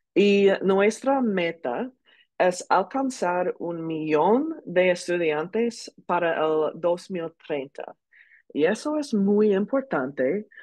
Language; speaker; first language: Spanish; non-native, learner; English